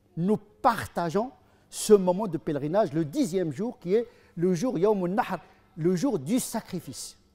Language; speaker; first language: French; non-native, fluent; Arabic